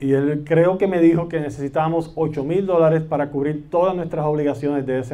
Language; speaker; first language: Spanish; native; Spanish